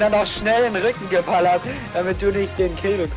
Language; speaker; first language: German; native; German